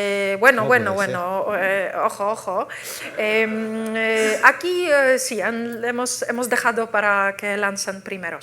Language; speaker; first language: Spanish; non-native, fluent; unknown